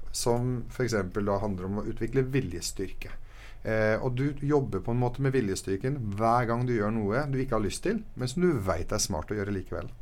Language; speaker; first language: Norwegian; early bilingual, other home language; Arabic